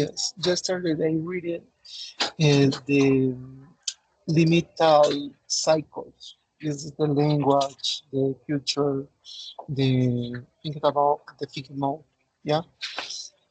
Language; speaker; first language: English; non-native, learner; Spanish